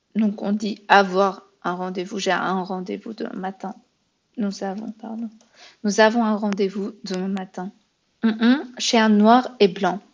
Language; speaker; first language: French; non-native, fluent; Persian